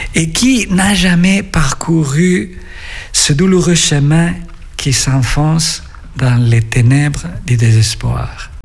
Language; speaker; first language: French; non-native, fluent; Spanish